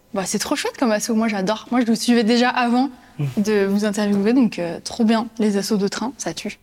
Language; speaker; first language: French; native; French